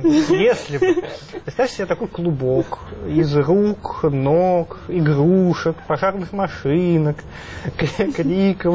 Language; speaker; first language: Russian; native; Russian